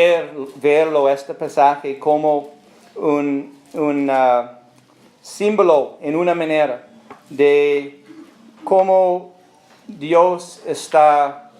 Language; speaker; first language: Spanish; non-native, learner; English